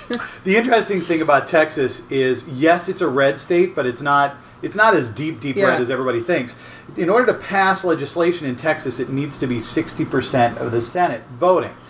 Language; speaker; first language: English; native; English